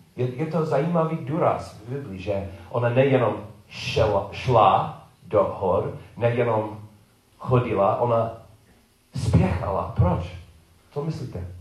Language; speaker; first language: Czech; non-native, learner; English